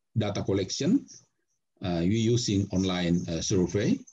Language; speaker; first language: English; non-native, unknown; Indonesian